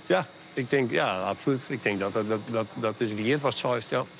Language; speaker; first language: Dutch; native; Dutch